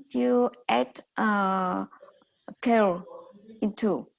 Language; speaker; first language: English; non-native, learner; Vietnamese